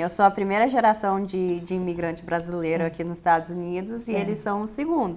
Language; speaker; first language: Portuguese; early bilingual, heritage; Portuguese